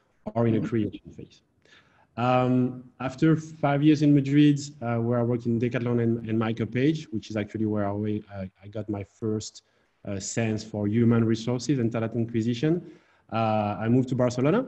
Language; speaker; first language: English; non-native, fluent; French